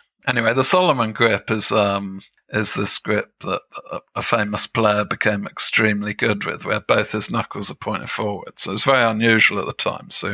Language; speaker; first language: English; native; English